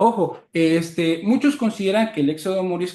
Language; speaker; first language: Spanish; native; Spanish